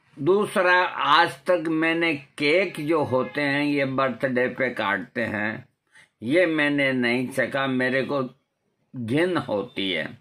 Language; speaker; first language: Hindi; non-native, local second language; Marwari